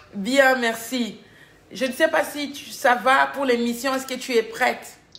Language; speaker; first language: French; non-native, local second language; Lingala